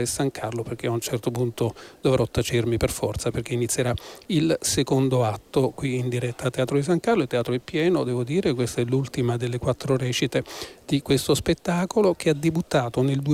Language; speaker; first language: Italian; native; Italian